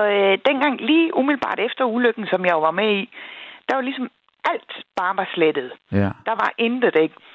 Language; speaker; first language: Danish; native; Danish